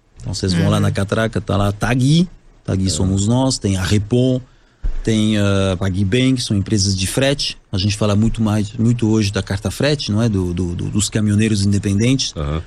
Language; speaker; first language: Portuguese; non-native, fluent; French